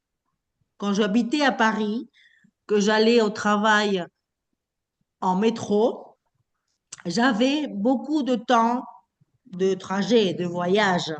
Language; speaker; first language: French; non-native, fluent; Spanish